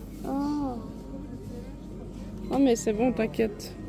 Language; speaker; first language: French; native; French